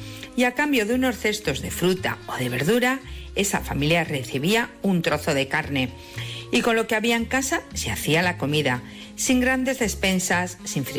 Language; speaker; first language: Spanish; native; Spanish